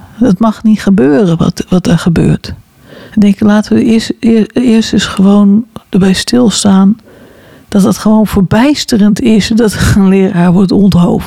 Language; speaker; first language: Dutch; native; Dutch